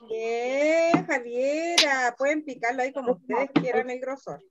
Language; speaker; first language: Spanish; native; Spanish